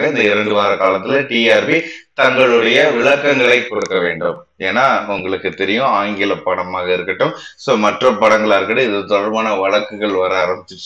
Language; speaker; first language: Tamil; native; Tamil